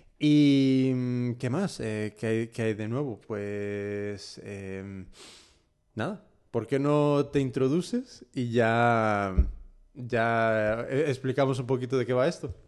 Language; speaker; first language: Spanish; early bilingual, heritage; Spanish